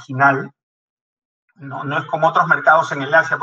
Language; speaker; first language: Spanish; native; Spanish